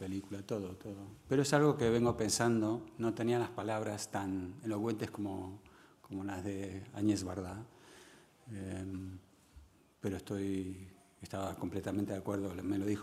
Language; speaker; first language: Spanish; early bilingual, other home language; English